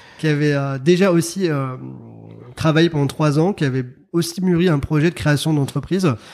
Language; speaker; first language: French; early bilingual, other home language; Arabic